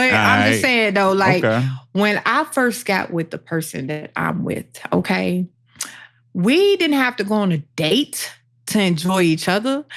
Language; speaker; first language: English; native; English